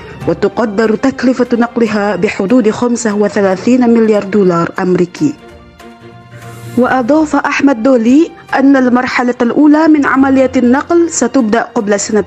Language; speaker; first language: Arabic; non-native, learner; Indonesian